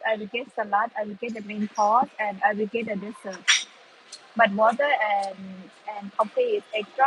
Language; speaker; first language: English; non-native, learner; Thai